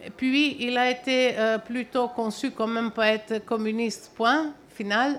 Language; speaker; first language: French; non-native, fluent; Greek